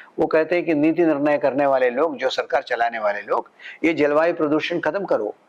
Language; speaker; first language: Hindi; non-native, local second language; Malayalam